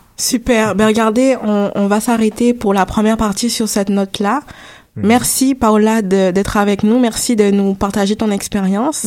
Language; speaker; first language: French; native; French